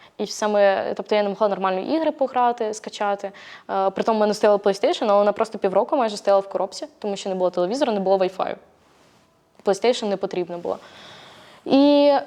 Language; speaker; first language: Ukrainian; native; Ukrainian